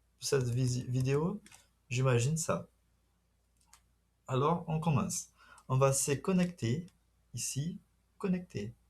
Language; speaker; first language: French; non-native, fluent; Portuguese